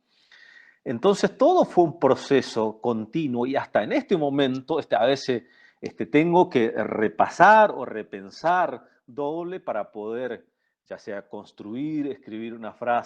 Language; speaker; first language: Spanish; non-native, local second language; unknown